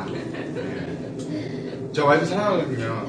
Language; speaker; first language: Korean; native; Korean